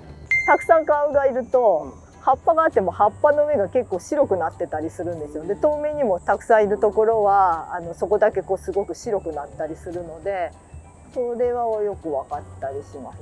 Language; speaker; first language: Japanese; native; Japanese